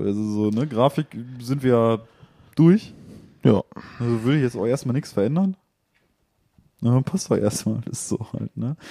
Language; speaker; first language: German; native; German